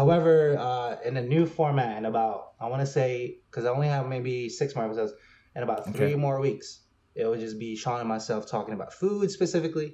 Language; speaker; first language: English; native; English